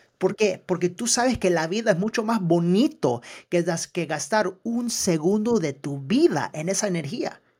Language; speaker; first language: Spanish; early bilingual, heritage; Spanish